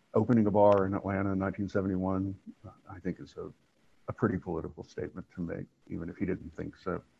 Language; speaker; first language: English; native; English